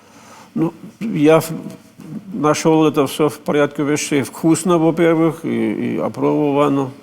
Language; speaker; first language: Russian; non-native, fluent; German